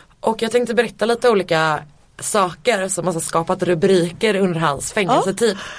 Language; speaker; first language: Swedish; native; Swedish